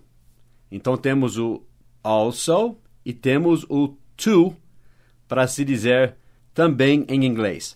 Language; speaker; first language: Portuguese; non-native, fluent; English